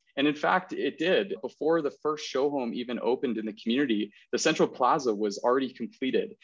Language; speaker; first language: English; native; English